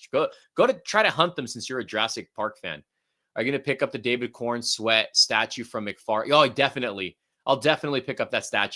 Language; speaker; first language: English; native; English